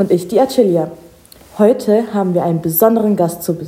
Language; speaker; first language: German; native; German